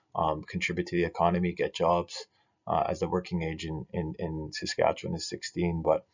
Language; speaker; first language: English; native; English